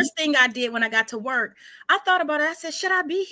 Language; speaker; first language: English; native; English